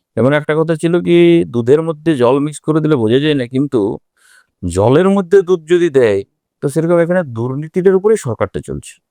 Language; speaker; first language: Bangla; native; Bangla